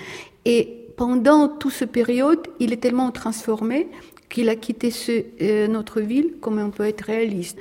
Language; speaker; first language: French; non-native, fluent; Russian